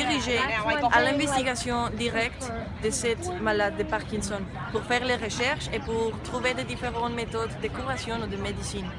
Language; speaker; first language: French; non-native, learner; Spanish